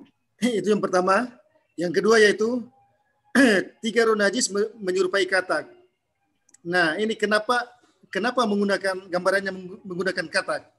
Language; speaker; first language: Indonesian; native; Indonesian